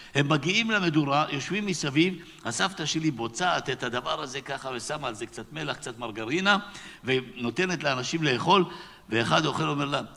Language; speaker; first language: Hebrew; native; Hebrew